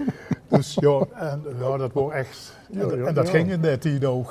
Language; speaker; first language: Dutch; native; Dutch